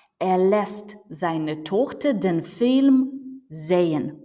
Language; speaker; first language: German; non-native, fluent; Ukrainian